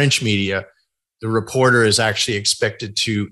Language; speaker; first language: English; native; English